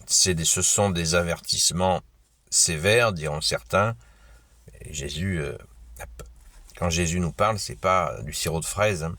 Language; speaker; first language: French; native; French